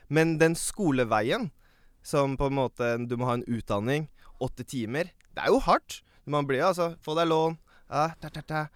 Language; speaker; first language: Norwegian; early bilingual, other home language; Baluchi